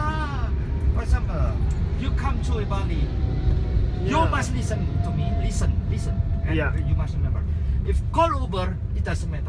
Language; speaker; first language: English; non-native, learner; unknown